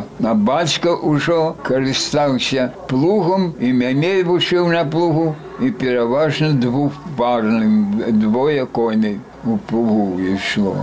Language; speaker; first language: Belarusian; native; Belarusian